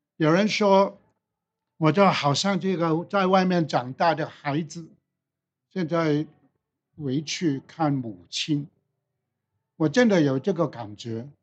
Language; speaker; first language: Chinese; non-native, local second language; Cantonese